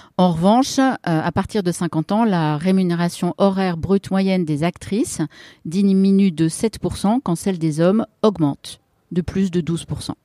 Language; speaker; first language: French; native; French